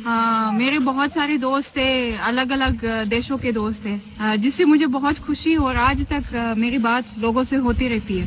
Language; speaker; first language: Hindi; non-native, fluent; Russian